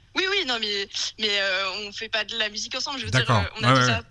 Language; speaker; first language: French; native; French